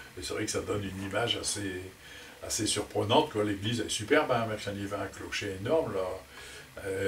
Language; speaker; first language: French; native; French